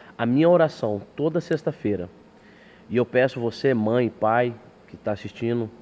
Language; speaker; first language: Portuguese; early bilingual, heritage; English